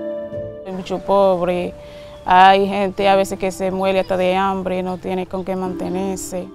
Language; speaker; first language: Spanish; early bilingual, heritage; Haitian Creole